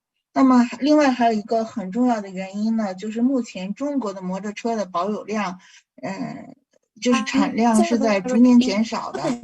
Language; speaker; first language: Chinese; native; Chinese